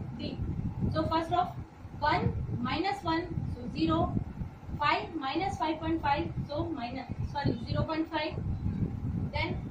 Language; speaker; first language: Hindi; non-native, local second language; Gujarati